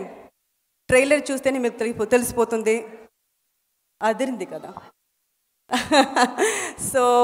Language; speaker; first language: Telugu; non-native, fluent; Tamil